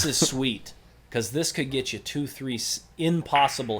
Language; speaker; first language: English; native; English